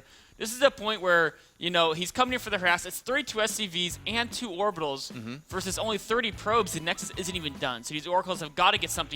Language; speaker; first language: English; native; English